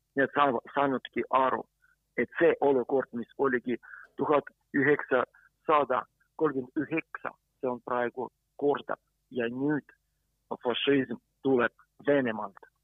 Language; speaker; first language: Estonian; non-native, fluent; Ukrainian